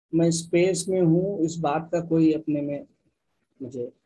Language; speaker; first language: Hindi; native; Hindi